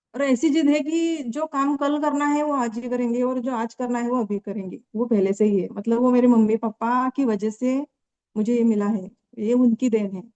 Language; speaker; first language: Hindi; non-native, local second language; Marathi